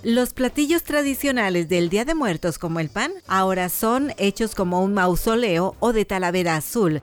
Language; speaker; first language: Spanish; native; Spanish